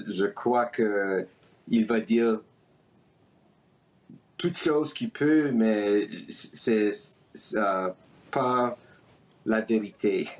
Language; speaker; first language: French; early bilingual, heritage; French